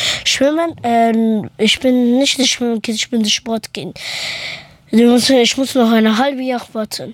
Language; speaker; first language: German; early bilingual, other home language; Persian